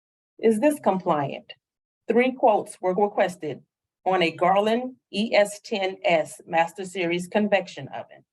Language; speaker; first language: English; native; English